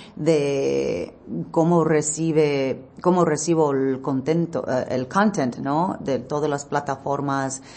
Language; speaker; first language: Spanish; non-native, learner; English